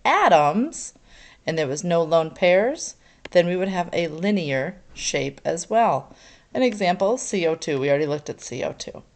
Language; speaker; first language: English; native; English